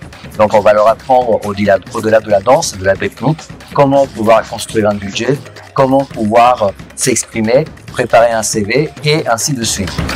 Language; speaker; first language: French; native; French